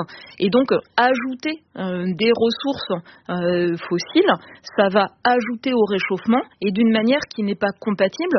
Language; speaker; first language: French; native; French